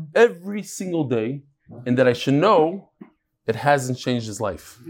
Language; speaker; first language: English; native; English